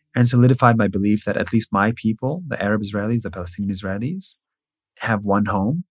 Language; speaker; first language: English; non-native, fluent; Hebrew